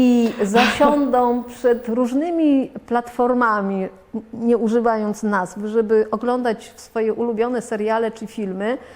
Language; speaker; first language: Polish; native; Polish